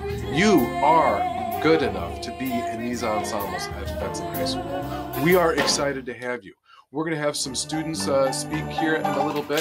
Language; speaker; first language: English; native; English